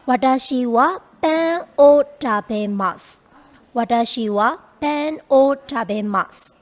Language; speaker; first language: Japanese; non-native, fluent; Burmese